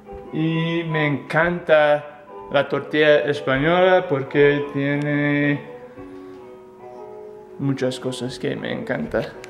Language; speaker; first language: Spanish; non-native, learner; English